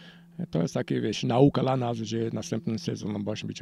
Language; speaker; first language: Polish; non-native, learner; Portuguese